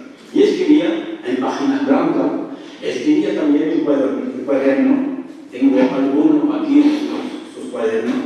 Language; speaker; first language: Spanish; early bilingual, heritage; French